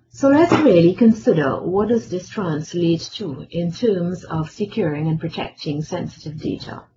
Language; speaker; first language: English; native; English